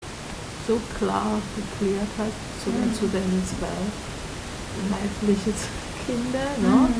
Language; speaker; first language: German; non-native, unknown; Chinese